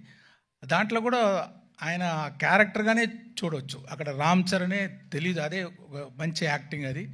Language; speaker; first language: Telugu; non-native, local second language; Tamil